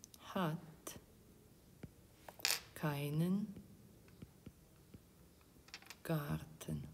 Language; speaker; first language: German; non-native, fluent; Ukrainian